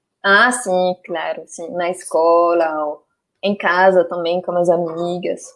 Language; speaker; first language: Portuguese; non-native, fluent; French